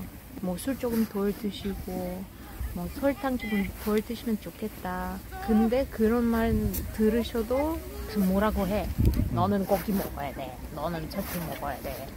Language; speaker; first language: Korean; non-native, fluent; Russian